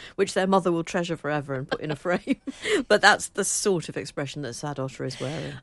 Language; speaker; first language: English; native; English